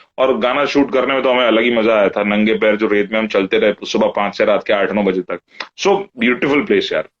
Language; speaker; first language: Hindi; native; Hindi